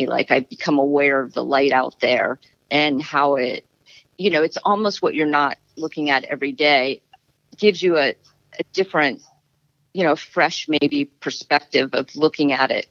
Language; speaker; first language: English; native; English